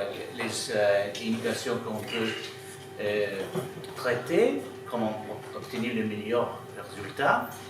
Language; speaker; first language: French; non-native, fluent; Italian